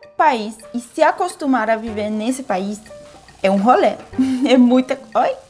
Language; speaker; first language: Portuguese; non-native, fluent; Spanish